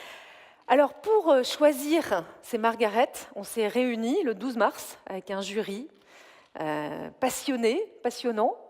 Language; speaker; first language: French; native; French